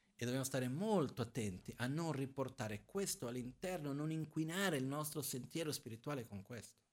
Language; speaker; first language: Italian; non-native, fluent; Portuguese